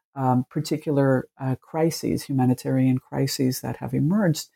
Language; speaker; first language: English; early bilingual, other home language; Spanish